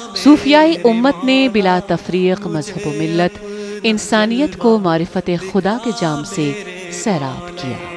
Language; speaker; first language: Urdu; non-native, local second language; Kashmiri